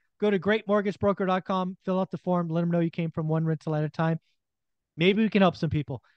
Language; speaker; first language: English; native; English